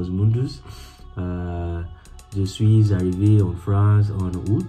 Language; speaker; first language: French; non-native, learner; Yoruba